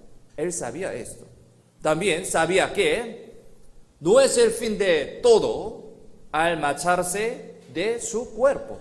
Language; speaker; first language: Spanish; non-native, fluent; Korean